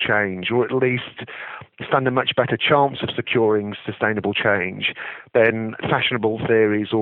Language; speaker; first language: English; native; English